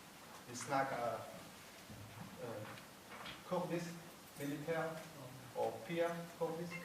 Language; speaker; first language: Danish; non-native, learner; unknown